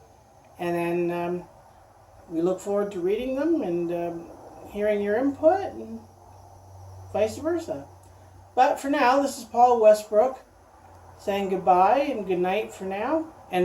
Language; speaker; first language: English; native; English